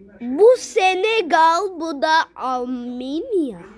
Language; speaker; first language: Turkish; early bilingual, other home language; Arabic